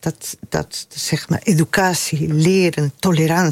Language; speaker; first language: Dutch; non-native, fluent; Spanish